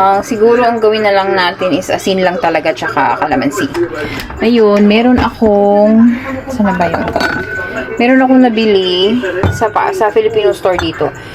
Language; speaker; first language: Filipino; non-native, local second language; Cebuano